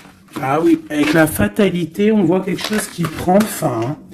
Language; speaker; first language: French; native; French